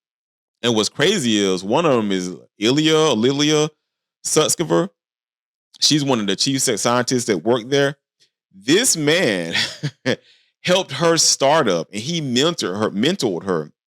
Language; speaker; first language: English; native; English